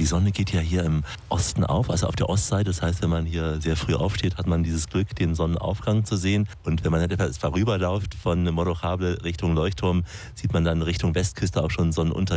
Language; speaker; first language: German; native; German